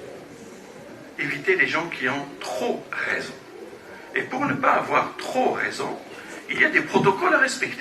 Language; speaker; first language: French; non-native, local second language; Arabic